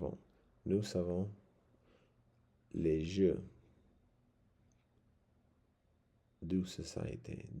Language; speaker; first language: French; non-native, learner; English